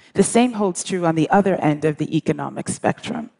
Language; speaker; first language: English; native; English